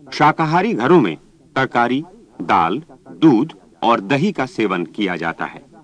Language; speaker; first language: Hindi; native; Hindi